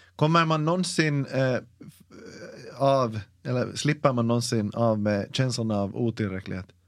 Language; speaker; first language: Swedish; native; Swedish